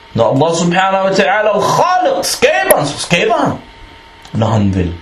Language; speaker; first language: Danish; non-native, fluent; Arabic